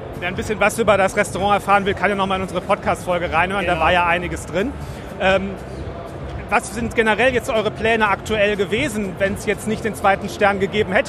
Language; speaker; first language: German; native; German